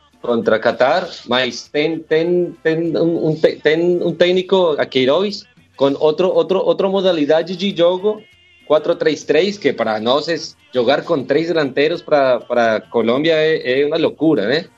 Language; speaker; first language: Portuguese; non-native, learner; Spanish